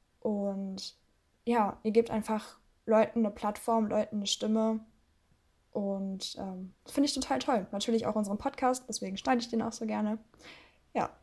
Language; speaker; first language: German; early bilingual, other home language; Russian